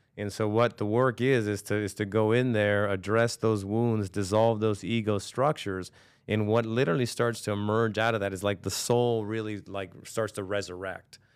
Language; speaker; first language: English; native; English